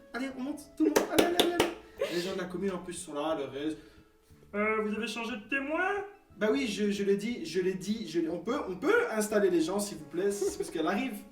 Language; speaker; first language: French; native; French